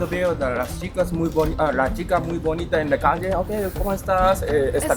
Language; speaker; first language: Spanish; non-native, learner; Japanese